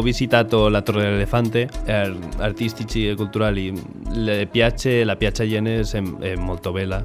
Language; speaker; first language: Italian; non-native, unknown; Spanish